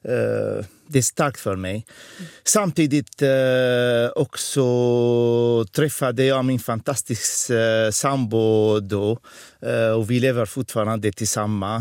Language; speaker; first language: Swedish; non-native, fluent; Arabic